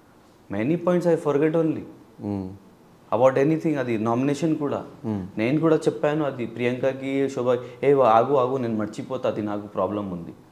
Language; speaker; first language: Telugu; non-native, local second language; Hindi